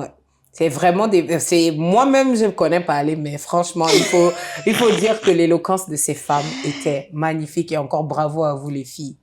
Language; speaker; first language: French; native; French